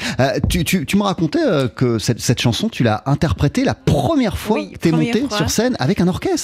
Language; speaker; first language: French; native; French